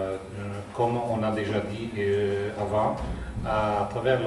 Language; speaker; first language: French; non-native, fluent; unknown